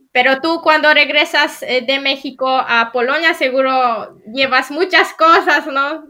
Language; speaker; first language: Spanish; non-native, fluent; Polish